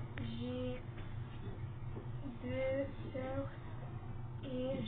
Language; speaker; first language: French; non-native, learner; Dutch